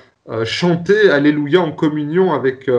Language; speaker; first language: French; native; French